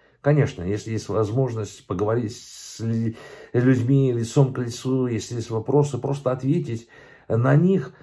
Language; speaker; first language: Russian; early bilingual, other home language; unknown